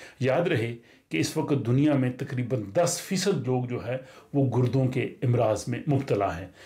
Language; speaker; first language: Urdu; non-native, local second language; Punjabi